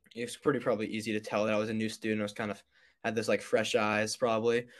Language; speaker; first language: English; native; English